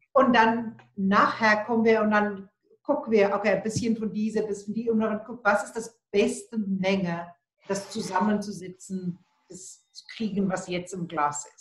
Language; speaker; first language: German; non-native, learner; Afrikaans